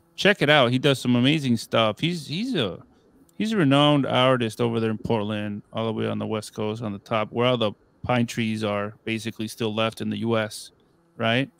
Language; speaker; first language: English; non-native, fluent; Spanish